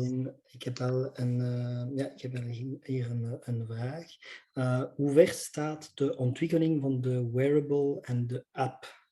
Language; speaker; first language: Dutch; non-native, local second language; French